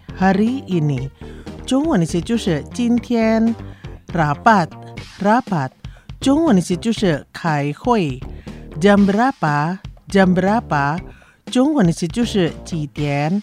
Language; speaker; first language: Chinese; early bilingual, heritage; Chinese